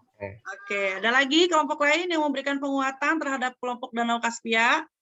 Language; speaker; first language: Indonesian; native; Indonesian